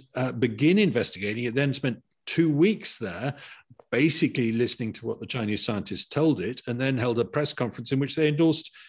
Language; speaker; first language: English; native; English